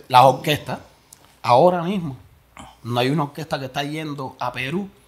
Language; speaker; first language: Spanish; native; Spanish